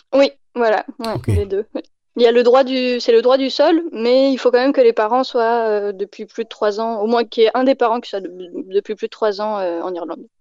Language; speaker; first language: French; native; French